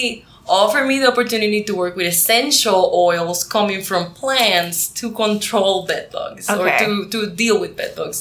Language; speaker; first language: English; non-native, fluent; Spanish